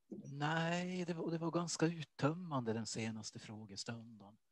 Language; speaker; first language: Swedish; native; Swedish